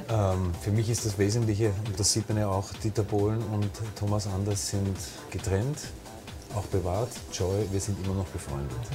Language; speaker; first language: German; native; German